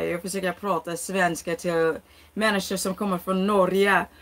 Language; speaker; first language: Swedish; non-native, learner; English